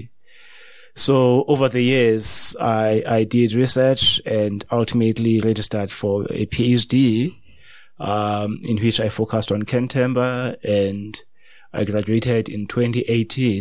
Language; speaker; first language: English; non-native, local second language; Xhosa